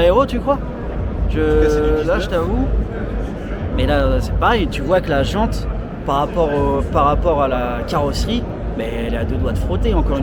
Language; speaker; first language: French; native; French